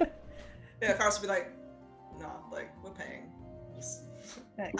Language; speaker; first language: English; native; English